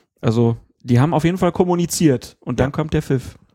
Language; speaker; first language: German; native; German